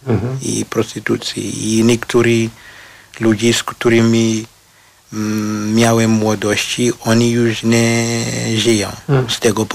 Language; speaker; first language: Polish; non-native, fluent; Shona